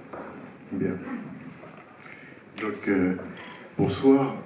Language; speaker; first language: French; native; French